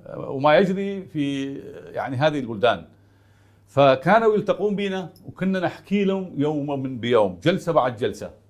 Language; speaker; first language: Arabic; native; Arabic